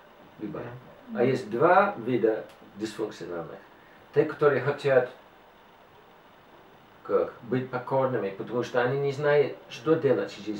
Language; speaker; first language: Russian; non-native, fluent; English